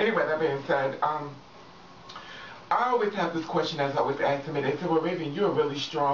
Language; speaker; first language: English; native; English